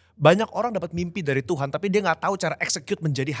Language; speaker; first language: Indonesian; native; Indonesian